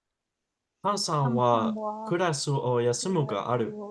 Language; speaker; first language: Japanese; non-native, learner; English